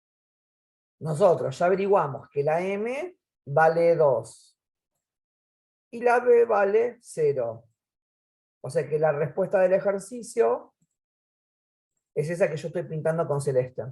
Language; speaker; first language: Spanish; native; Spanish